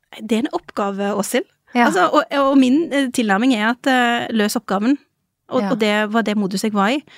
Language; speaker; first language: Norwegian; early bilingual, other home language; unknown